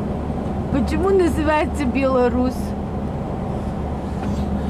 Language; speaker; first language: Russian; non-native, learner; Bulgarian